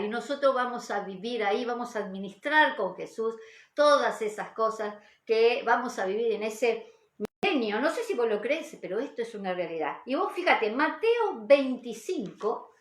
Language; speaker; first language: Spanish; native; Spanish